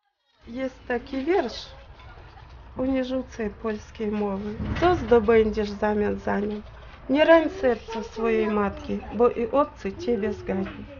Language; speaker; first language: Polish; early bilingual, heritage; Polish